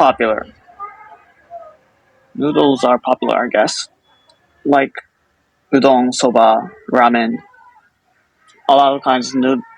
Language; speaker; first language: English; non-native, fluent; Japanese